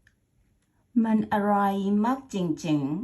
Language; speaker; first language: Thai; non-native, fluent; Burmese